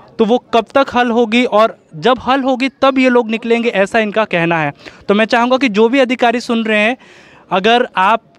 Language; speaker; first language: Hindi; non-native, local second language; Bhili